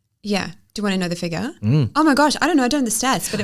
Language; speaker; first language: English; native; English